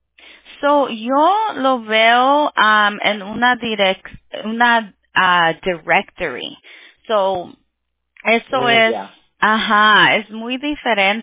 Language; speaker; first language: Spanish; early bilingual, heritage; Spanish